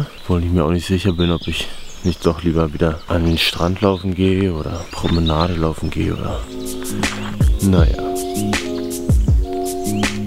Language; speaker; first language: German; native; German